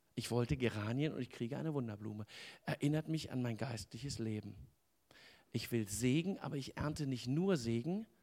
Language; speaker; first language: German; native; German